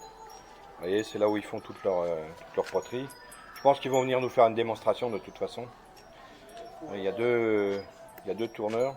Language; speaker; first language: French; native; French